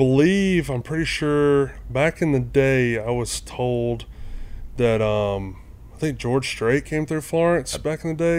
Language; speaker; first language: English; native; English